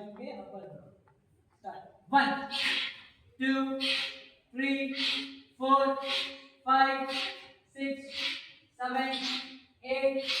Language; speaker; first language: English; non-native, local second language; Kannada